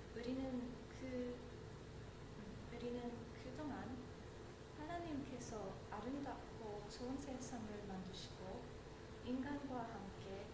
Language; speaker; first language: Korean; non-native, learner; English